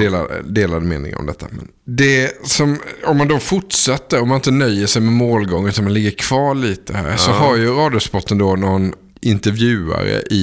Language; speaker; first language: Swedish; native; Swedish